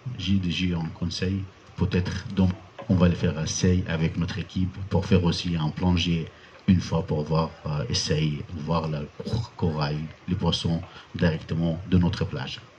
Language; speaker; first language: French; non-native, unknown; Arabic